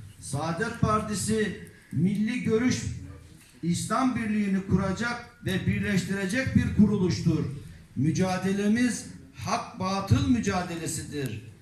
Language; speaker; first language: Turkish; native; Turkish